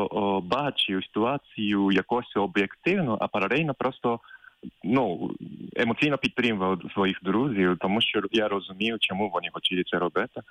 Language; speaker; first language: Ukrainian; non-native, fluent; Japanese